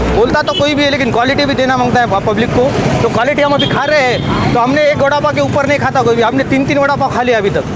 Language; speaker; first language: Hindi; non-native, local second language; Marathi